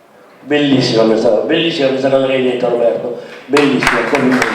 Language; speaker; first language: Italian; native; Italian